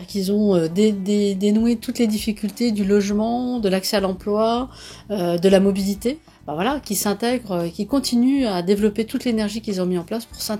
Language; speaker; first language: French; native; French